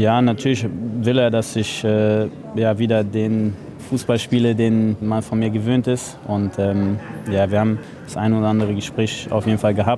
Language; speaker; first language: German; native; German